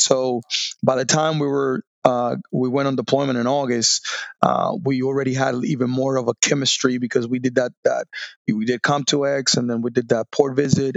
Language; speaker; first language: English; non-native, fluent; Spanish